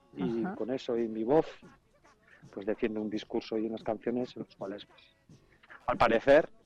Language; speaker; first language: Spanish; non-native, local second language; Basque